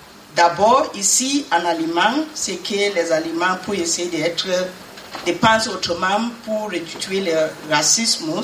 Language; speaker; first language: French; non-native, learner; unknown